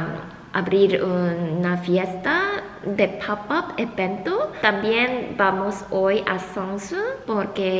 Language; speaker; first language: Spanish; non-native, learner; Korean